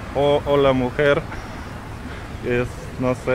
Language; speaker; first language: Spanish; non-native, fluent; Russian